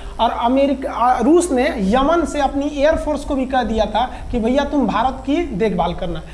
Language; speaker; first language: Hindi; native; Hindi